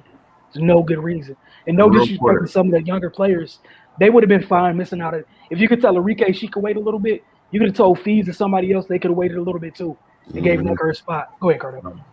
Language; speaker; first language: English; native; English